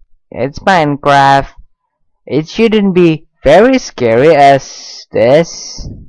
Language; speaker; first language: English; non-native, learner; Indonesian